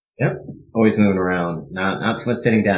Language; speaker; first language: English; native; English